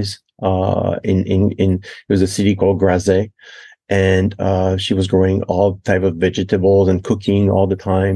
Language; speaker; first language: English; non-native, fluent; French